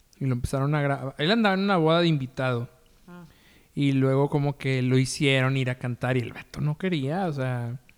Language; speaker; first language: Spanish; native; Spanish